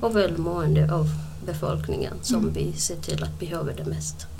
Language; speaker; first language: Swedish; non-native, fluent; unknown